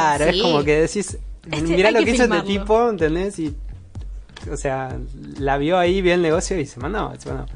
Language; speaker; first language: Spanish; native; Spanish